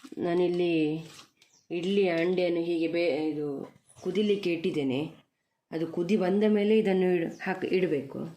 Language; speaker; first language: Kannada; non-native, local second language; Tulu